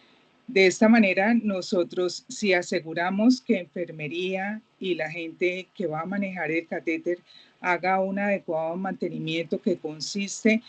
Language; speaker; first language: Spanish; native; Spanish